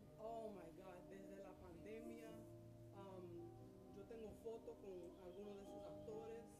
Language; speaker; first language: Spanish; early bilingual, heritage; English